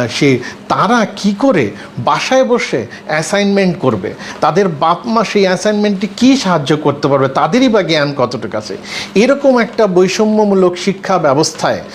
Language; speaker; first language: Bangla; native; Bangla